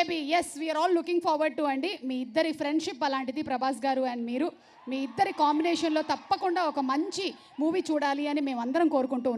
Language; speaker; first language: Telugu; native; Telugu